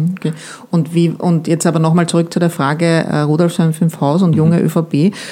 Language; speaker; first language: German; native; German